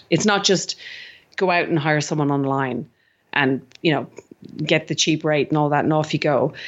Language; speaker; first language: English; native; English